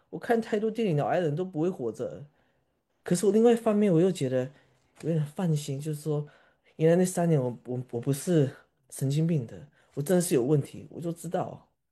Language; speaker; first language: Chinese; early bilingual, heritage; Chinese